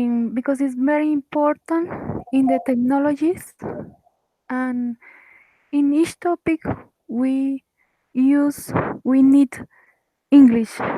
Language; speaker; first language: English; non-native, learner; Spanish